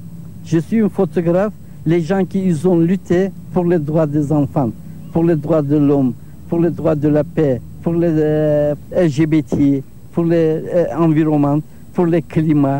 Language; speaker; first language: French; non-native, learner; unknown